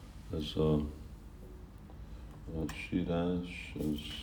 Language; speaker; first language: Hungarian; early bilingual, heritage; Hungarian